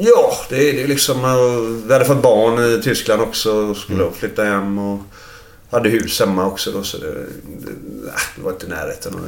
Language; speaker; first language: Swedish; native; Swedish